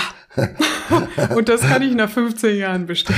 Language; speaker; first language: German; native; German